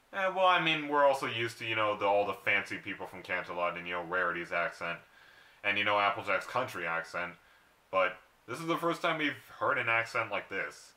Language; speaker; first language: English; native; English